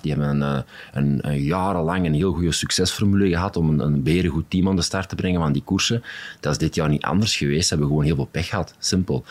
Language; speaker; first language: Dutch; native; Dutch